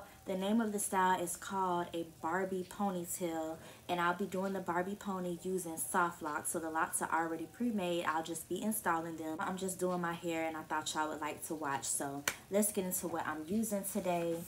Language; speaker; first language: English; native; English